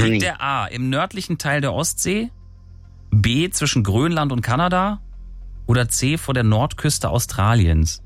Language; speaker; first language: German; native; German